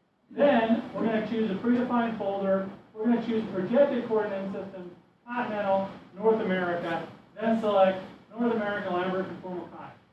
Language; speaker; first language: English; native; English